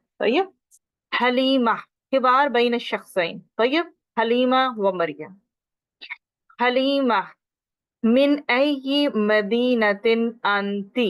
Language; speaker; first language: Arabic; non-native, fluent; Urdu